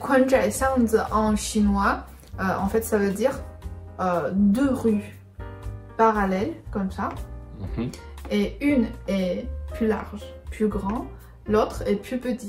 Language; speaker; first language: French; non-native, fluent; Chinese